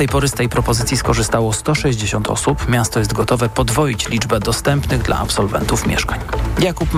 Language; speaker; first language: Polish; native; Polish